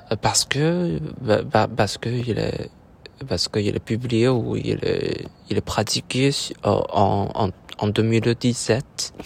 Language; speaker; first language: French; non-native, learner; Chinese